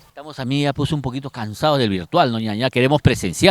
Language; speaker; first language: Spanish; native; Spanish